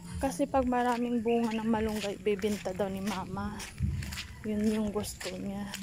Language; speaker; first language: Filipino; non-native, local second language; Hiligaynon